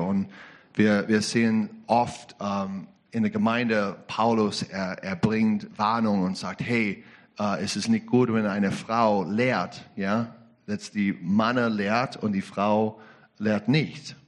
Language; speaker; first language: German; non-native, learner; English